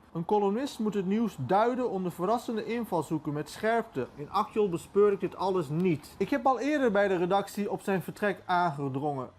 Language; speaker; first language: Dutch; early bilingual, other home language; Turkish